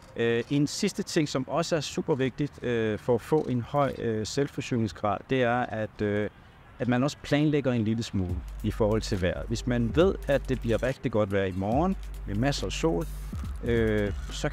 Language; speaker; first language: Danish; non-native, fluent; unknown